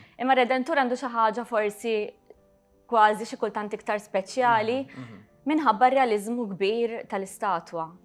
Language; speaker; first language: Maltese; native; Maltese